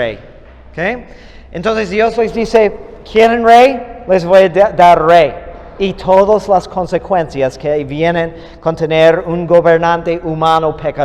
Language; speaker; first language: Spanish; non-native, fluent; English